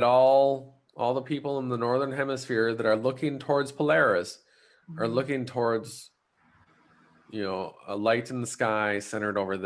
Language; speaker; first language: English; native; English